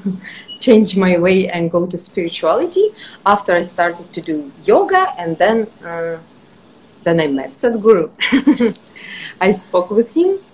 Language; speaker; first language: English; non-native, fluent; Russian